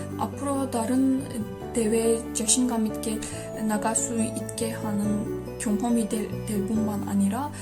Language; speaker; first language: Korean; non-native, learner; Turkish